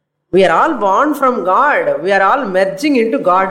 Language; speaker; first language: English; non-native, local second language; Tamil